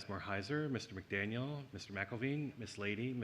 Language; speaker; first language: English; native; English